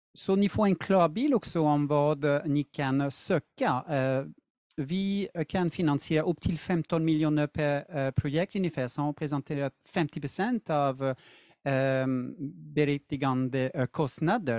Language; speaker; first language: Swedish; non-native, fluent; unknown